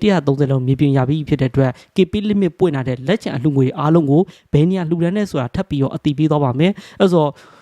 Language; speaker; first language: Burmese; native; Burmese